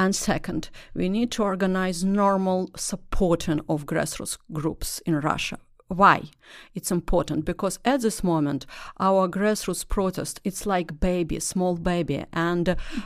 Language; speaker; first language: English; non-native, learner; Russian